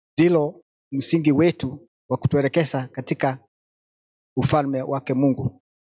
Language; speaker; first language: Swahili; non-native, local second language; Kikuyu